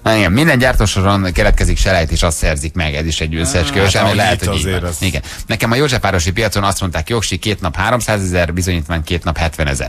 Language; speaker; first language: Hungarian; native; Hungarian